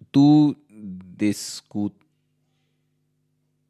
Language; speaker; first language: Spanish; non-native, learner; Hindi